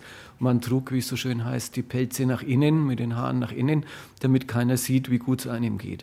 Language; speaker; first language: German; native; German